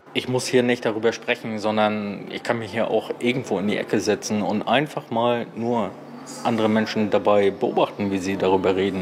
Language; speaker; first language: German; native; German